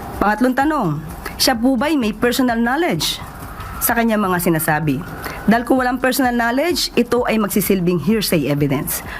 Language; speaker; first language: Filipino; native; Filipino